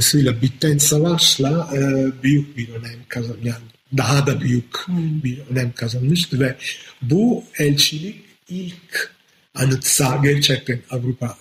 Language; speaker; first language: Turkish; non-native, fluent; Italian